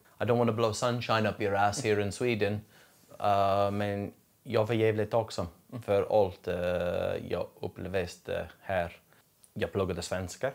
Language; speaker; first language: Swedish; non-native, learner; English